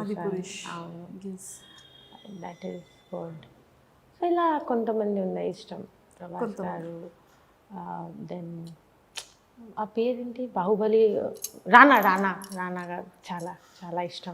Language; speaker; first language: Telugu; non-native, learner; Bangla